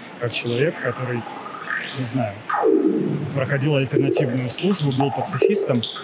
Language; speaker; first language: Russian; native; Russian